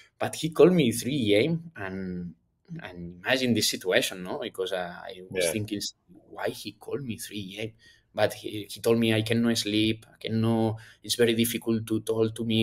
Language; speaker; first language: English; non-native, learner; Spanish